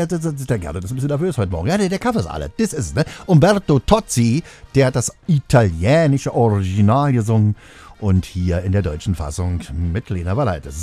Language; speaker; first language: German; native; German